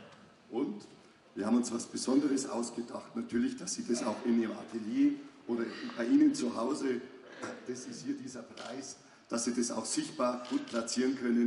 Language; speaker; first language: German; native; German